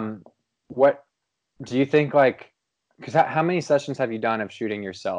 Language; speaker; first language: English; native; English